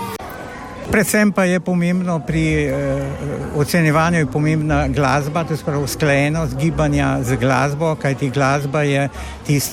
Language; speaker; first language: Slovenian; native; Slovenian